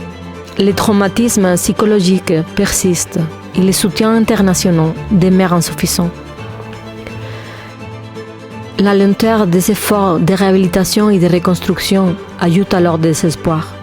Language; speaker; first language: French; native; French